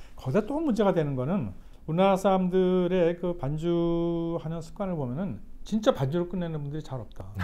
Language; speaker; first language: Korean; native; Korean